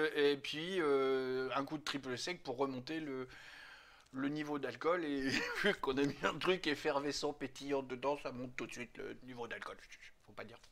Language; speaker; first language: French; native; French